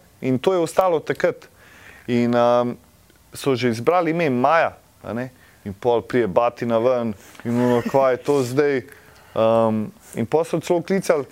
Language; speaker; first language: Slovenian; native; Slovenian